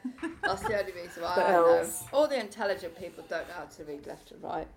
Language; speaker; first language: English; native; English